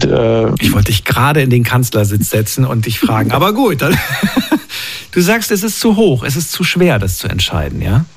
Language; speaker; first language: German; native; German